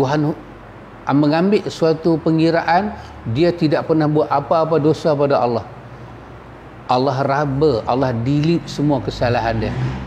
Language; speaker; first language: Malay; native; Malay